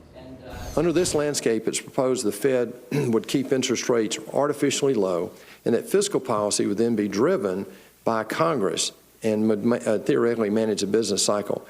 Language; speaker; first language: English; native; English